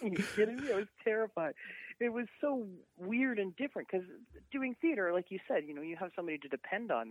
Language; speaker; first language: English; native; English